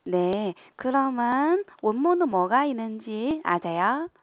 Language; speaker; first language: Korean; non-native, fluent; Chinese